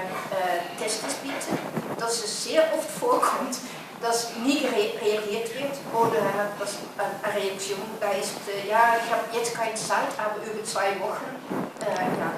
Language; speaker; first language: German; non-native, learner; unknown